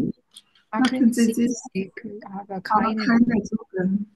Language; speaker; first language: German; non-native, learner; Korean